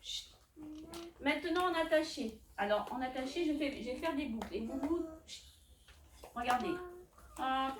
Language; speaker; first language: French; native; French